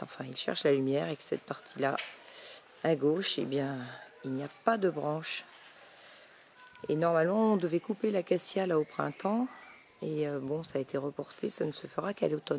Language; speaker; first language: French; native; French